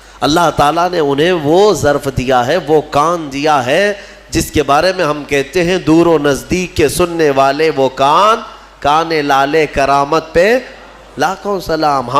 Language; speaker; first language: Urdu; native; Urdu